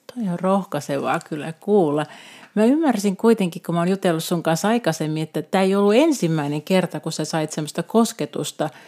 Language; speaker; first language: Finnish; native; Finnish